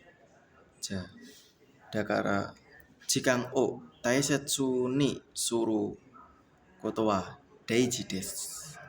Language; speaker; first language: Japanese; non-native, learner; Indonesian